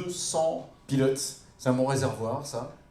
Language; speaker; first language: French; native; French